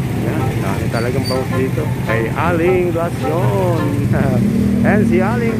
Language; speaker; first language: Filipino; native; Filipino